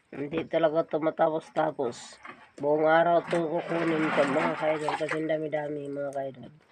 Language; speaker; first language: Filipino; non-native, local second language; Cebuano